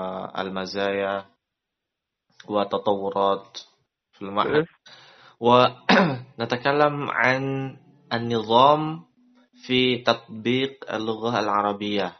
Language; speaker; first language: Arabic; non-native, fluent; Indonesian